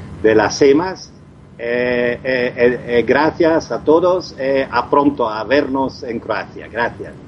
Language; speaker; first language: Spanish; non-native, learner; Croatian